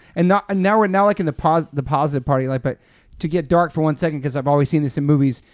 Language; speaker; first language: English; native; English